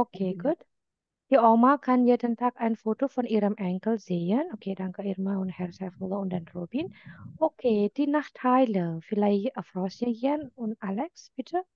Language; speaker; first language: German; non-native, fluent; Indonesian